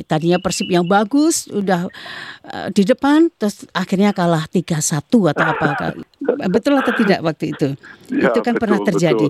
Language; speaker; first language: Indonesian; native; Indonesian